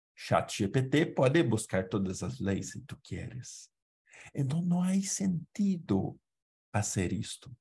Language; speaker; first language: Spanish; non-native, fluent; Portuguese